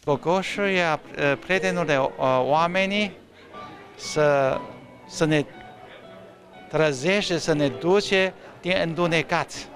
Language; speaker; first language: Romanian; non-native, learner; Chinese